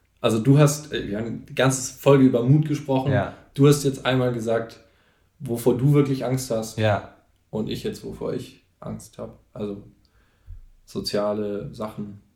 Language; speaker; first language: German; native; German